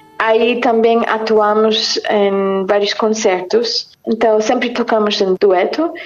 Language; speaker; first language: Portuguese; non-native, fluent; English